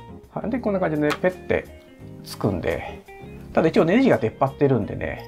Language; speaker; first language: Japanese; native; Japanese